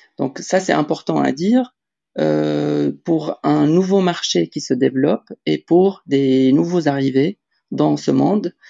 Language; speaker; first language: French; non-native, local second language; Arabic